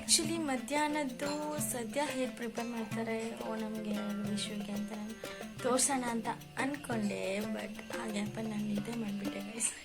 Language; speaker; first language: Kannada; non-native, local second language; Malayalam